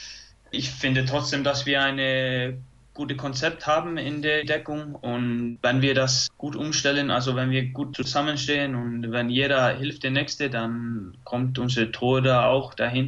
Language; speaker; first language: German; non-native, fluent; Icelandic